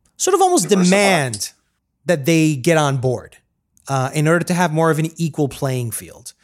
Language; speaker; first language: English; early bilingual, other home language; Spanish